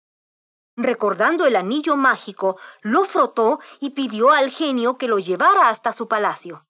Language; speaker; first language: Spanish; native; Spanish